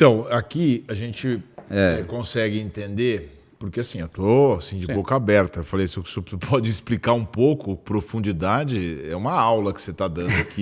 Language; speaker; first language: Portuguese; native; Portuguese